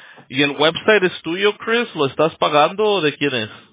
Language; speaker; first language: Spanish; early bilingual, heritage; Spanish